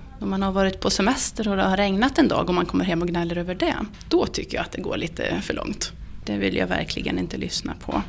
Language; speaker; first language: Swedish; native; Swedish